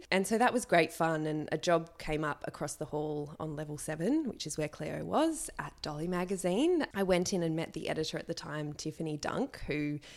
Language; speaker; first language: English; native; English